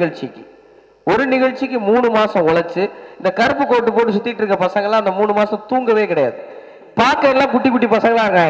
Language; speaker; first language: Tamil; native; Tamil